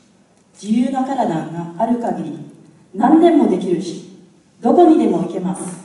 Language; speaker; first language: Japanese; non-native, fluent; English